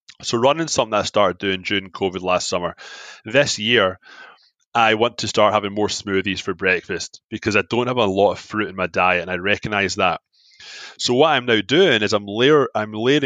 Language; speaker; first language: English; native; English